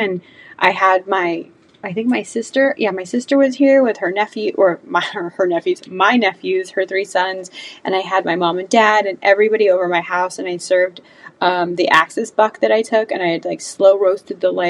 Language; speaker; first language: English; native; English